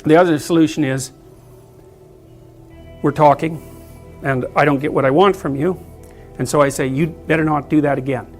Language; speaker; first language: English; native; English